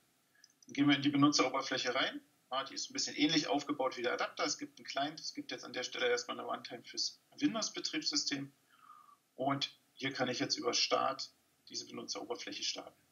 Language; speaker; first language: German; native; German